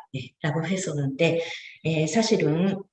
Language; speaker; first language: Korean; non-native, fluent; Japanese